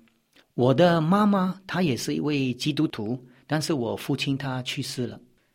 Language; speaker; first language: Chinese; early bilingual, heritage; Chinese